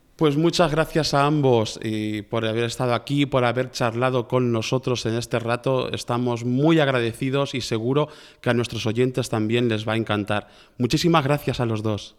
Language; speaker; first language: Spanish; native; Spanish